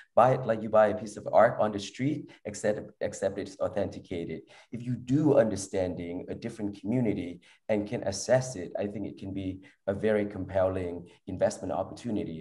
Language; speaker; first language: English; early bilingual, other home language; Vietnamese